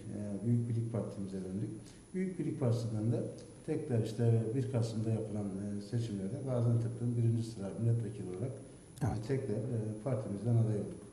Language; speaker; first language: Turkish; native; Turkish